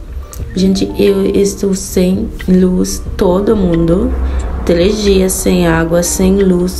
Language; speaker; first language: Portuguese; non-native, fluent; Haitian Creole